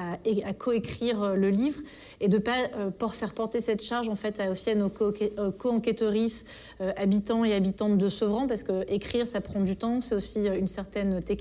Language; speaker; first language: French; native; French